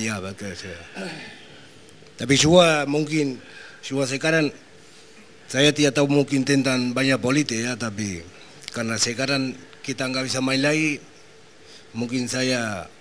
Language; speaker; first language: Indonesian; non-native, learner; Spanish